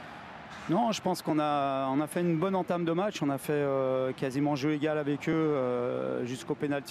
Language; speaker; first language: French; native; French